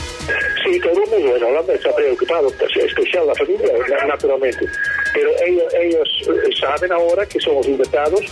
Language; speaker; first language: Spanish; non-native, learner; Dutch